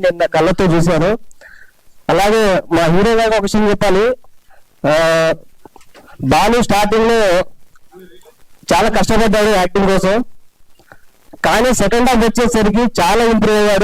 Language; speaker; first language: Telugu; native; Telugu